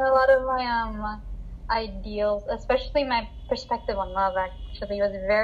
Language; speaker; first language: English; non-native, local second language; Filipino